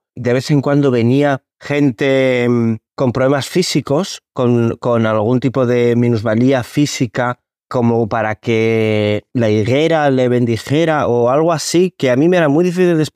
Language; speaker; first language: Spanish; native; Spanish